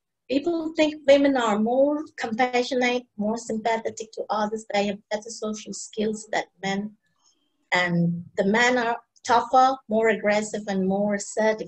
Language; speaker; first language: English; non-native, local second language; Bangla